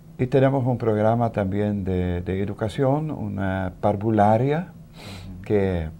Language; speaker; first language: Spanish; non-native, fluent; Dutch